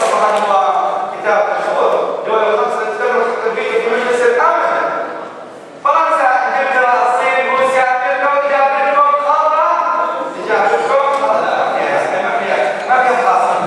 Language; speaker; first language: Arabic; native; Arabic